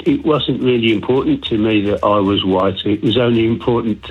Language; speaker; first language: English; native; English